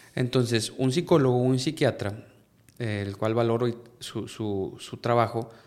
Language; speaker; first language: Spanish; native; Spanish